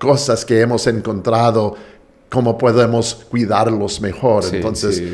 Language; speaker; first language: Spanish; non-native, fluent; English